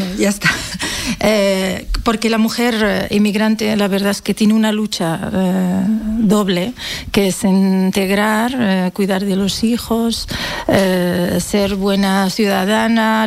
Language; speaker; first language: Spanish; native; Spanish